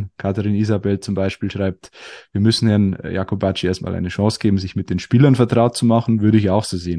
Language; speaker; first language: German; native; German